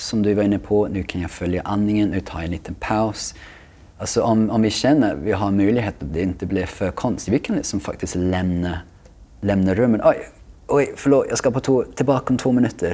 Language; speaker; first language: Swedish; non-native, fluent; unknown